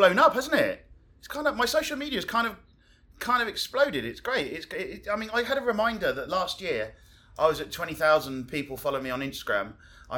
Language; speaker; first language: English; native; English